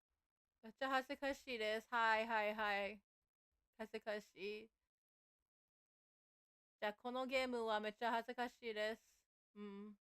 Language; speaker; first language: Japanese; non-native, learner; English